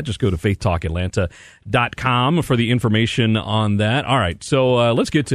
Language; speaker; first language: English; native; English